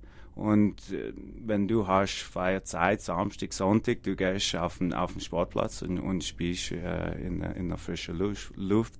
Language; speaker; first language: German; non-native, learner; English